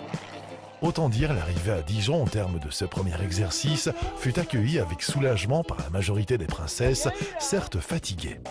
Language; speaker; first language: French; native; French